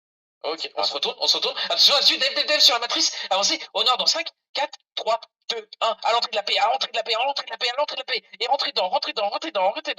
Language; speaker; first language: French; native; French